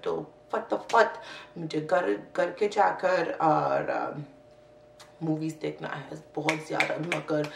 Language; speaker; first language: Hindi; non-native, learner; English